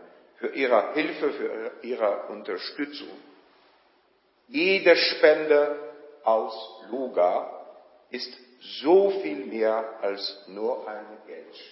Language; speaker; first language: German; non-native, fluent; Polish